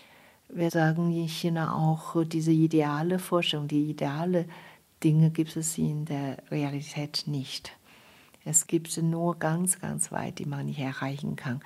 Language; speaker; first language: German; non-native, fluent; Chinese